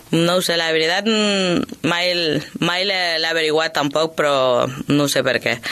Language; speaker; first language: Catalan; early bilingual, other home language; Spanish